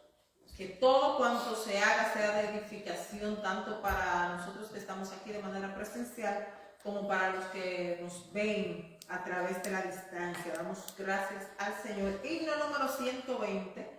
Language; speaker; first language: Spanish; native; Spanish